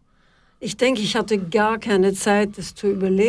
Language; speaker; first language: German; non-native, fluent; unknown